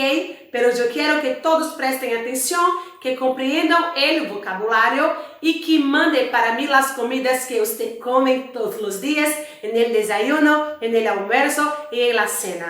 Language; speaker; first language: Spanish; non-native, learner; Portuguese